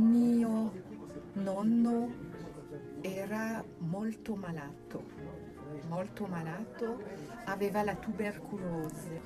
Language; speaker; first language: Italian; non-native, learner; French